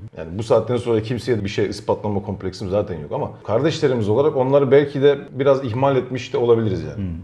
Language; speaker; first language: Turkish; early bilingual, heritage; Turkish